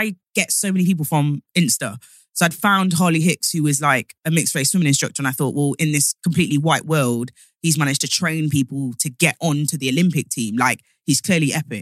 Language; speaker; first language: English; native; English